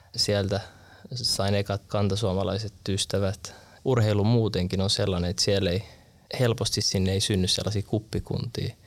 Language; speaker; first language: Finnish; early bilingual, other home language; Arabic